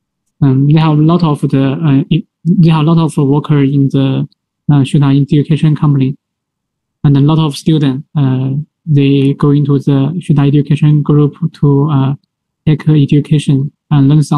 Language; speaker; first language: English; non-native, learner; Chinese